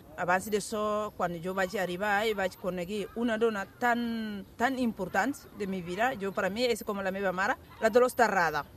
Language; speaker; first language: Catalan; non-native, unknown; Bambara